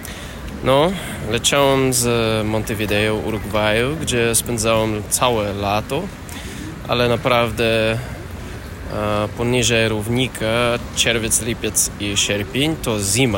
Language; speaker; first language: Polish; non-native, learner; English